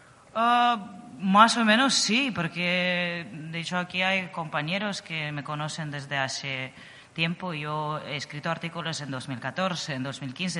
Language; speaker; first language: Spanish; non-native, fluent; Russian